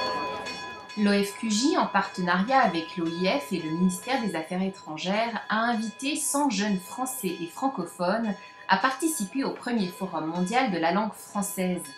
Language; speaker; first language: French; native; French